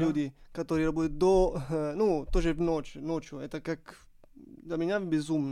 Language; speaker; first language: Russian; non-native, learner; Italian